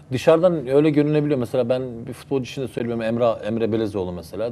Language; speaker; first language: Turkish; early bilingual, heritage; Turkish